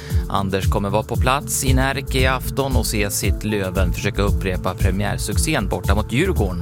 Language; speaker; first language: Swedish; native; Swedish